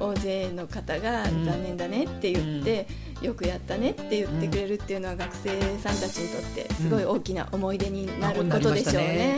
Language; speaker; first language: Japanese; native; Japanese